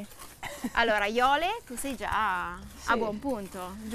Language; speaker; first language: Italian; native; Italian